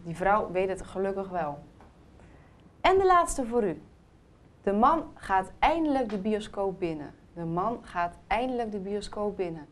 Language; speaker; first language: Dutch; native; Dutch